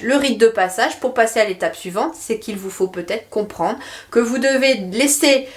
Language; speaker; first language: French; native; French